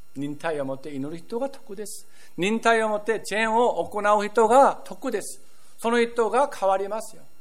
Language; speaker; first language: Japanese; non-native, fluent; Korean